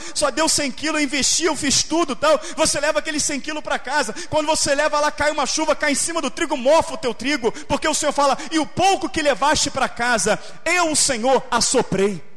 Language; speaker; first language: Portuguese; native; Portuguese